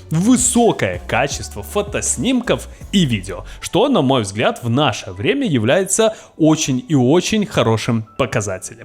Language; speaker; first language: Russian; native; Russian